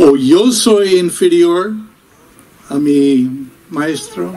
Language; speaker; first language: Spanish; non-native, fluent; English